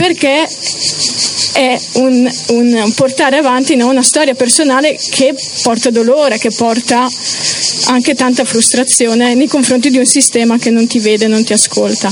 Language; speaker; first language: Italian; early bilingual, other home language; Romanian